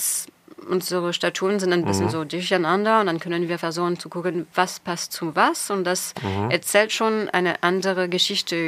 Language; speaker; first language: German; non-native, fluent; French